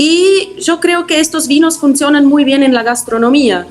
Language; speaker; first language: Spanish; non-native, fluent; German